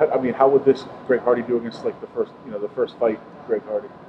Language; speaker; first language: English; native; English